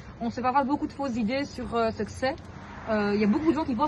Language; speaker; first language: French; native; French